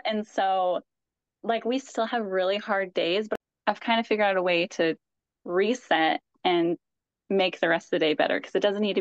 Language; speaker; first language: English; native; English